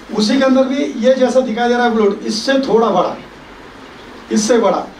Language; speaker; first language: Hindi; non-native, local second language; Marathi